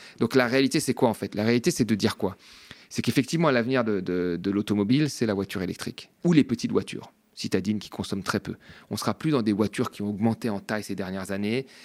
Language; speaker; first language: French; native; French